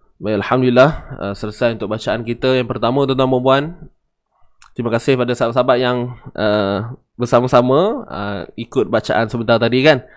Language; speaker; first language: Malay; native; Malay